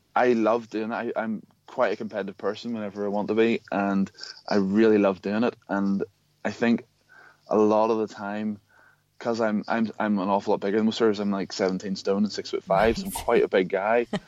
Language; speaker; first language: English; native; English